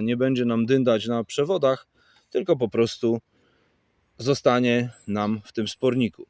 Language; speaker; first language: Polish; native; Polish